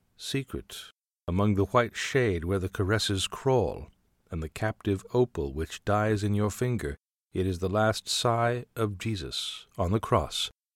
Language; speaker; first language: English; native; English